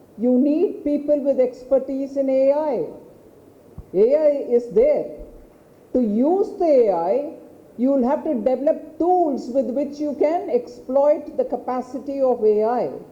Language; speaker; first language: English; non-native, local second language; Tamil